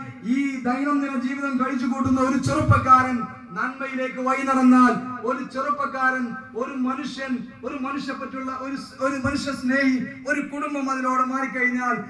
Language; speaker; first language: Malayalam; native; Malayalam